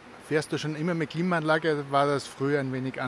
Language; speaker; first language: German; native; German